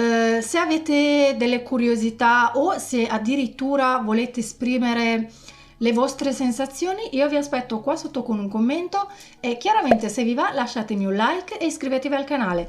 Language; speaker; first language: Italian; native; Italian